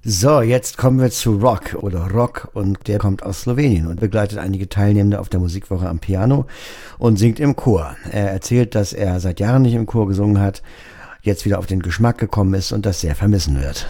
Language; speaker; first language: German; native; German